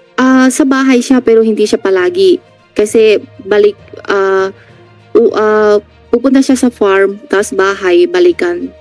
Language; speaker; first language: Filipino; non-native, learner; Chinese